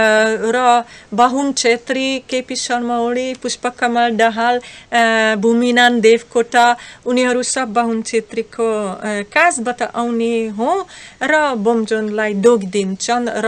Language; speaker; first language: Nepali; non-native, fluent; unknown